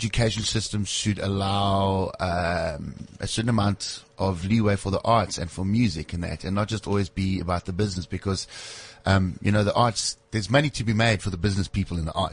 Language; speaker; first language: English; native; English